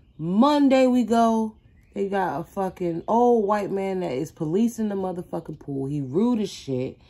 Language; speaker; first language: English; native; English